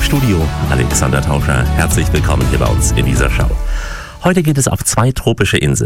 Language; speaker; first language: German; native; German